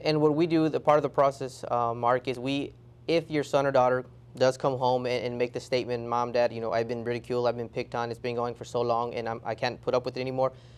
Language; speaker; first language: English; early bilingual, other home language; Spanish